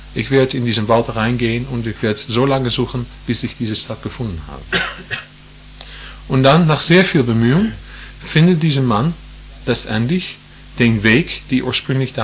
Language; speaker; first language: German; non-native, fluent; English